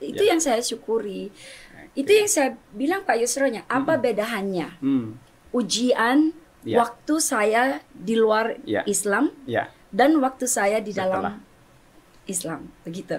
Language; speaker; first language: Indonesian; non-native, fluent; German